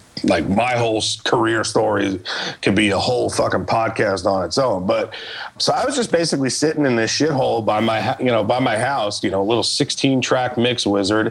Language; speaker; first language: English; native; English